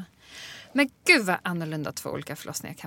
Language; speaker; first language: Swedish; native; Swedish